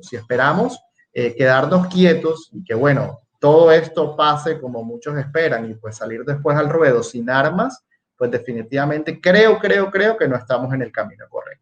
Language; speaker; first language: Spanish; native; Spanish